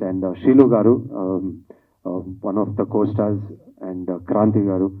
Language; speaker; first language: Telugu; non-native, learner; Kannada